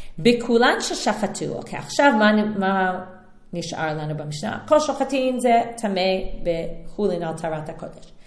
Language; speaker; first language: Hebrew; non-native, fluent; English